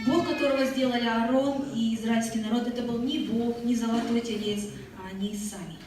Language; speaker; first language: Russian; native; Russian